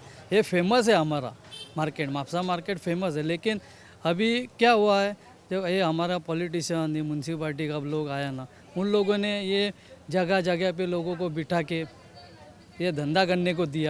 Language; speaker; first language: Hindi; non-native, local second language; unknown